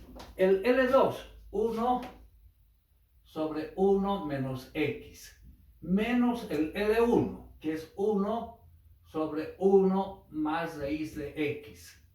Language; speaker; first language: Spanish; native; Spanish